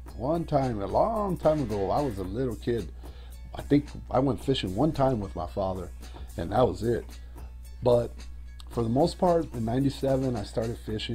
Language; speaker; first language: English; early bilingual, other home language; Spanish